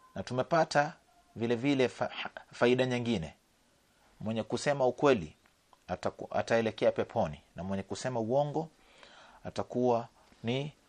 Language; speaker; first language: Swahili; native; Swahili